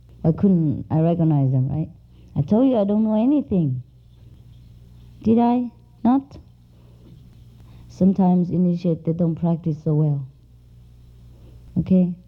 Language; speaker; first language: English; non-native, fluent; Vietnamese